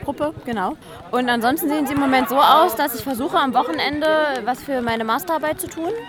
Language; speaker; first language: German; native; German